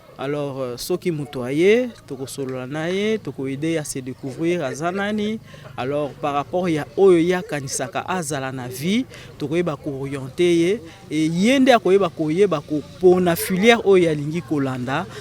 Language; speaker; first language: Lingala; native; Lingala